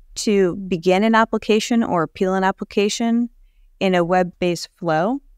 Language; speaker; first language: English; native; English